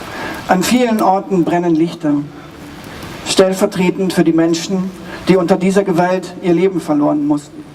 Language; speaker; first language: German; native; German